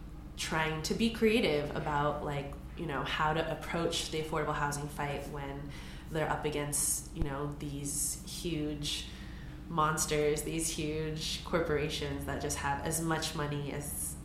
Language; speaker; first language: English; native; English